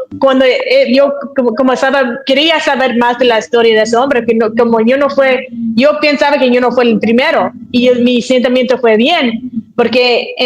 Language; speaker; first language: Spanish; early bilingual, heritage; Spanish